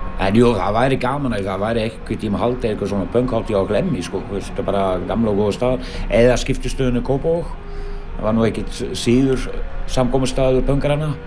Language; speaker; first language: Icelandic; non-native, fluent; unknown